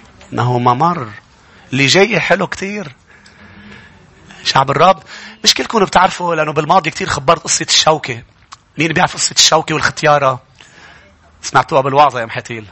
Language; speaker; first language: Arabic; native; Arabic